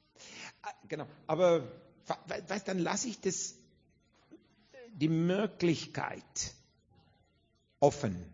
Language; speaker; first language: German; non-native, fluent; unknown